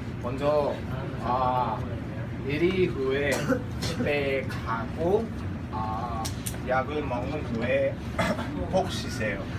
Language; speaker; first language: Korean; non-native, learner; Filipino